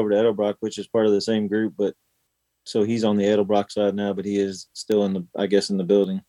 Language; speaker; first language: English; native; English